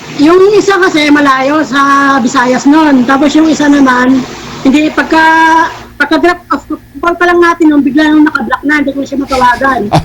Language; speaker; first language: Filipino; non-native, local second language; Iloko